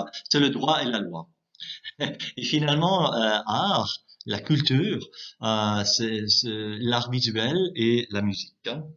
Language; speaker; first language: French; non-native, local second language; German